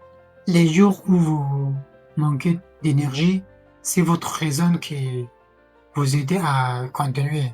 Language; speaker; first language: French; non-native, fluent; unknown